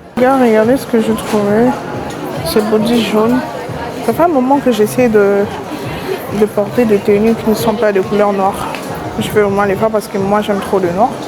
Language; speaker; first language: French; non-native, local second language; Lingala